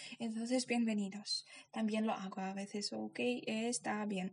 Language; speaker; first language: Spanish; non-native, fluent; Polish